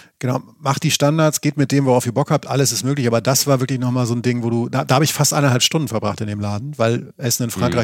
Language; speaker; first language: German; native; German